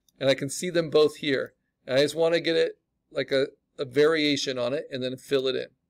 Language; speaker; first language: English; native; English